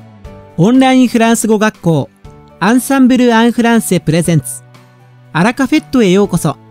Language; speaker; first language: Japanese; native; Japanese